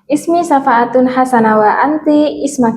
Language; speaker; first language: Arabic; non-native, learner; Indonesian